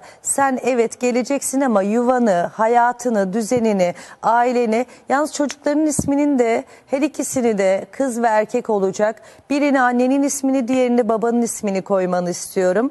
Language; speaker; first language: Turkish; native; Turkish